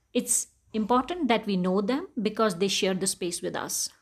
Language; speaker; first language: English; non-native, local second language; Dogri